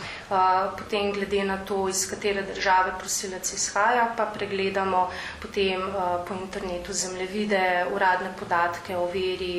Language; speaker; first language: Slovenian; native; Slovenian